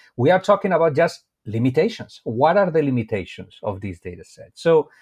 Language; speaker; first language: English; non-native, fluent; Spanish